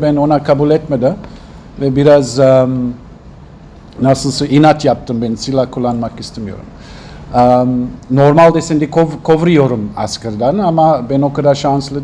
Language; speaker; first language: Turkish; non-native, learner; Russian